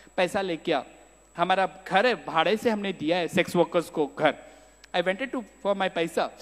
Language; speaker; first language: Hindi; non-native, local second language; Marathi